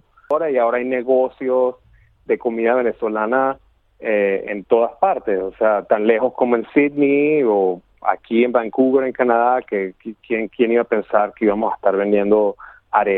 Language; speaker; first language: Spanish; native; Spanish